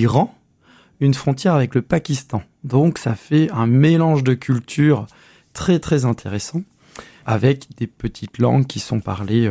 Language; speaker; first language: French; native; French